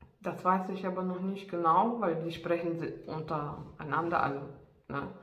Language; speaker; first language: German; non-native, fluent; Russian